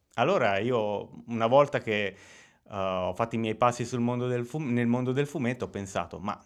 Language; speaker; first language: Italian; native; Italian